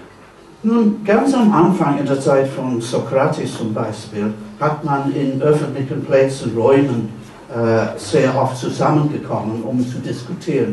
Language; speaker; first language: German; non-native, fluent; English